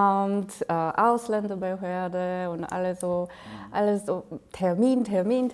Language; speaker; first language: German; non-native, fluent; Korean